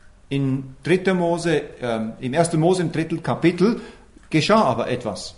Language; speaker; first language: German; native; German